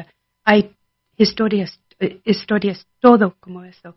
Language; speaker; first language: Spanish; non-native, learner; English